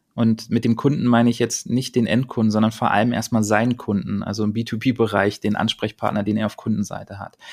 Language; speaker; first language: German; native; German